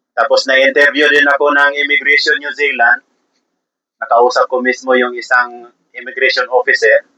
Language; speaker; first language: Filipino; non-native, local second language; Cebuano